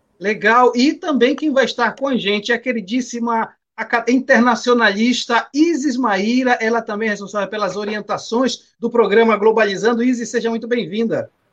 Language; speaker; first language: Portuguese; native; Portuguese